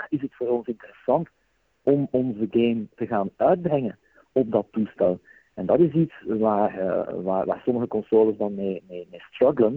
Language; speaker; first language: Dutch; native; Dutch